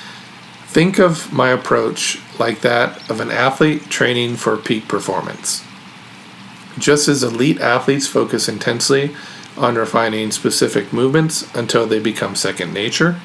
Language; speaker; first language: English; native; English